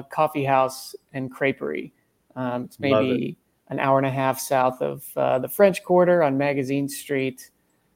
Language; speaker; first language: English; native; English